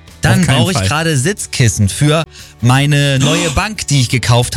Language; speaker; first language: German; native; German